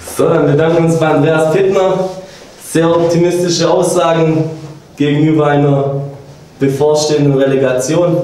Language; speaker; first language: German; native; German